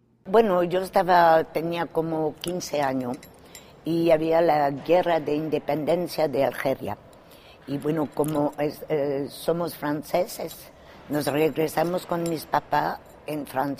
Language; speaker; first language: Spanish; non-native, fluent; French